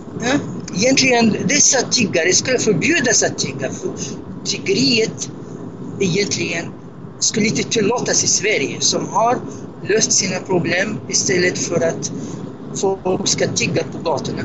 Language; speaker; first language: Swedish; non-native, fluent; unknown